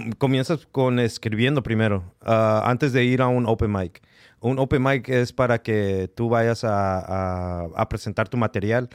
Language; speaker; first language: Spanish; early bilingual, heritage; Spanish